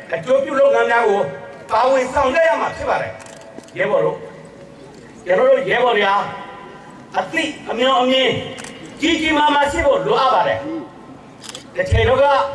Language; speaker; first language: Burmese; non-native, local second language; S'gaw Karen